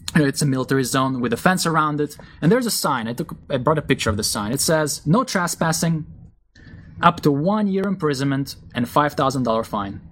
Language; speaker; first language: English; early bilingual, other home language; Russian